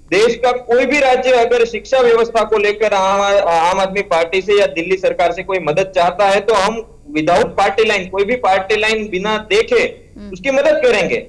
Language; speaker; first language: Hindi; non-native, local second language; Gujarati